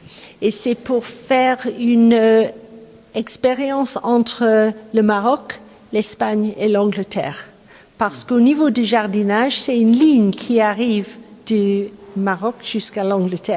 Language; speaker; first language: French; non-native, fluent; English